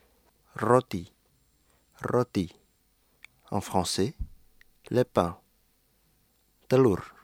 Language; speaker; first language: French; non-native, fluent; Indonesian